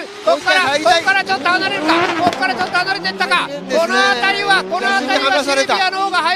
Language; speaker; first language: Japanese; native; Japanese